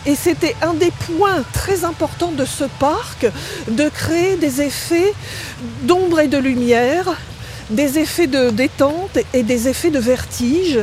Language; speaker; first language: French; native; French